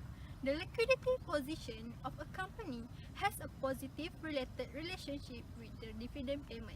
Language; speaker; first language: English; non-native, learner; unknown